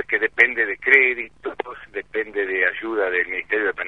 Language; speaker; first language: Spanish; native; Spanish